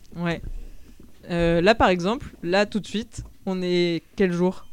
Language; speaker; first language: French; native; French